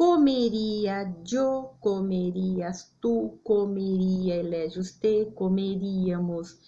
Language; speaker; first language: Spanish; non-native, fluent; Portuguese